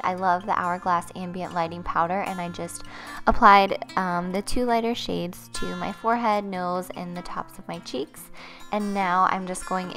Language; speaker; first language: English; native; English